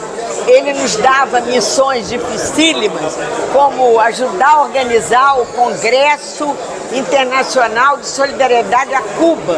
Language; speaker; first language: Portuguese; native; Portuguese